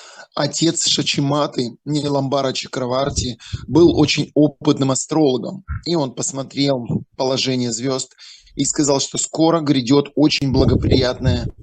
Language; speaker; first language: Russian; native; Russian